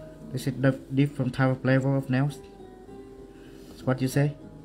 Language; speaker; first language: English; non-native, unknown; Vietnamese